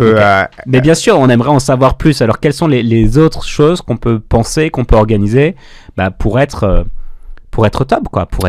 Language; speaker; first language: French; native; French